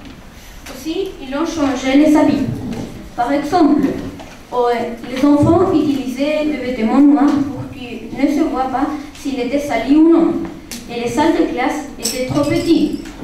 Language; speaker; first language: French; non-native, learner; Spanish